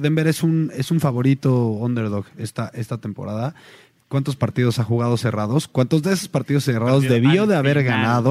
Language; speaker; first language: Spanish; native; Spanish